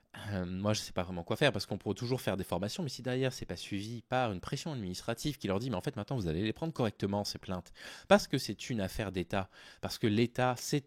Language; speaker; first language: French; native; French